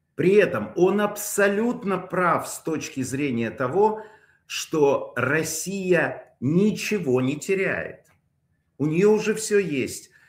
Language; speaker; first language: Russian; native; Russian